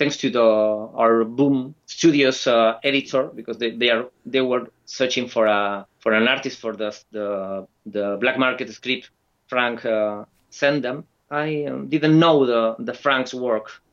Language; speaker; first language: English; non-native, fluent; Spanish